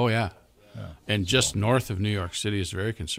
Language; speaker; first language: English; native; English